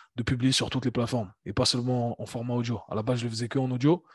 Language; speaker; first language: French; native; French